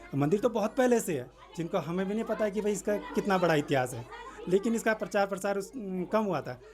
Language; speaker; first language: Hindi; native; Hindi